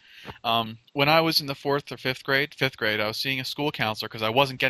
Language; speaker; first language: English; native; English